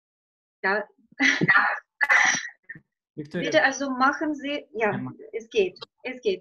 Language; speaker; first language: German; non-native, fluent; Russian